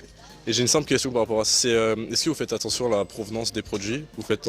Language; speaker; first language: French; native; French